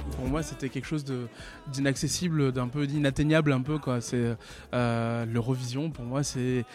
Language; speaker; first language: French; native; French